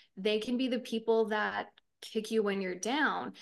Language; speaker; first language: English; native; English